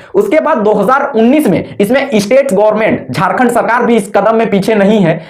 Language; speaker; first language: Hindi; native; Hindi